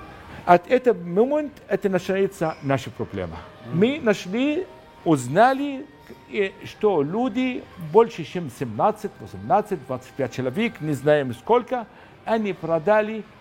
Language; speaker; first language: Russian; non-native, learner; Arabic